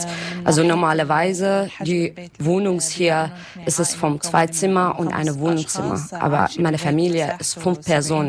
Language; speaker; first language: German; non-native, learner; Arabic